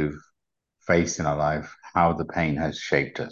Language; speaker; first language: English; native; English